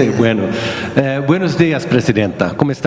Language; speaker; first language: Spanish; non-native, learner; Swedish